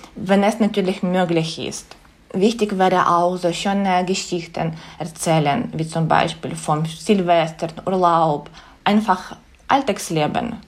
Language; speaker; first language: German; non-native, fluent; Ukrainian